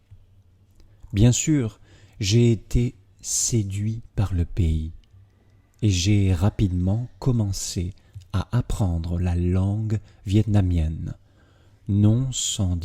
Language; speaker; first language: French; native; French